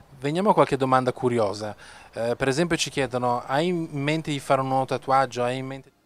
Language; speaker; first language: Italian; native; Italian